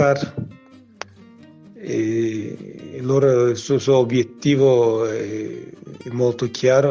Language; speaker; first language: Italian; non-native, learner; Kurdish